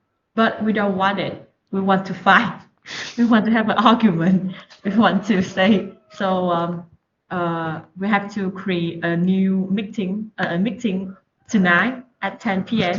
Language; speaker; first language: English; non-native, learner; Vietnamese